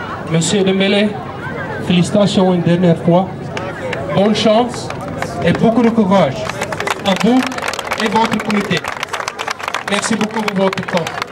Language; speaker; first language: French; non-native, learner; English